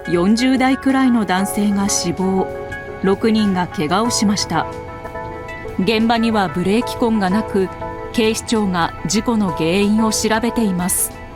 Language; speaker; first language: Japanese; native; Japanese